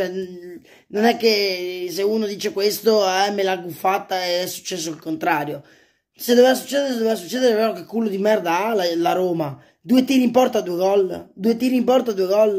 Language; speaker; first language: Italian; native; Italian